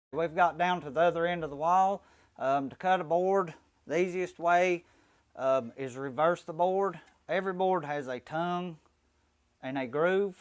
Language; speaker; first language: English; native; English